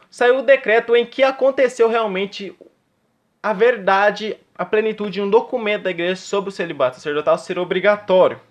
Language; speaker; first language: Portuguese; native; Portuguese